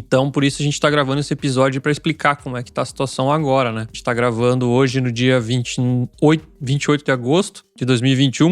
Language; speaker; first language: Portuguese; native; Portuguese